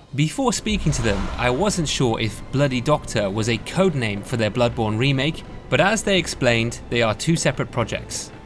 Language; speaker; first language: English; native; English